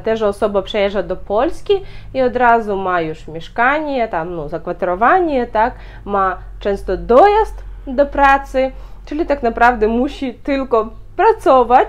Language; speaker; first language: Polish; non-native, fluent; Ukrainian